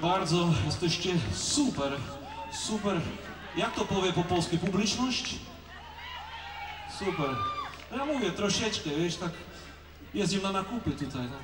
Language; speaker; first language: Polish; non-native, learner; Czech